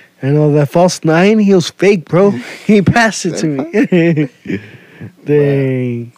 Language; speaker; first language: English; native; English